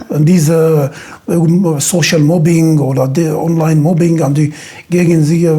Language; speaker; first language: German; non-native, fluent; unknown